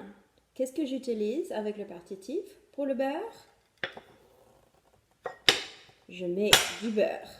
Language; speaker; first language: French; non-native, fluent; English